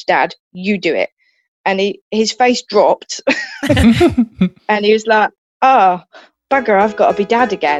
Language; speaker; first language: English; native; English